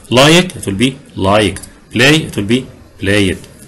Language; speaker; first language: English; non-native, fluent; Arabic